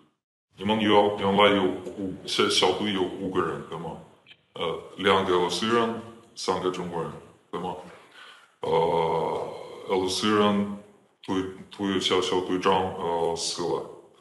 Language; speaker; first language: Chinese; non-native, fluent; Ukrainian